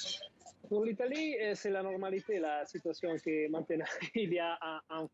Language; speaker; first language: French; non-native, fluent; Italian